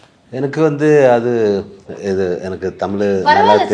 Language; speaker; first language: Tamil; non-native, learner; Malayalam